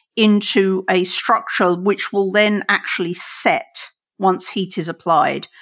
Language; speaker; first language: English; native; English